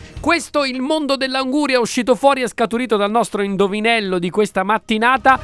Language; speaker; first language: Italian; native; Italian